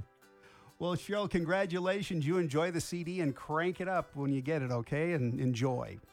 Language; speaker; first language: English; native; English